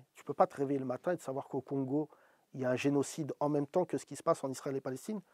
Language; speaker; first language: French; native; French